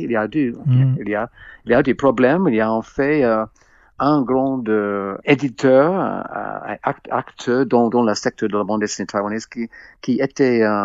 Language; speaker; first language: French; non-native, fluent; English